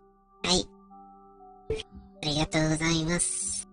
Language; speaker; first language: Japanese; non-native, learner; English